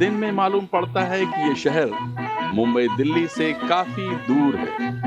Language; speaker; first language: Hindi; native; Hindi